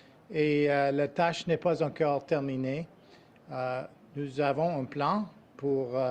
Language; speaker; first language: French; non-native, local second language; English